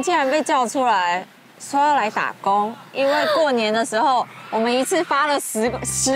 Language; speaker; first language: Chinese; native; Chinese